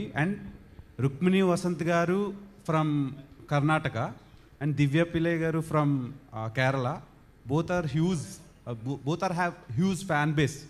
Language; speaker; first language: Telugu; native; Telugu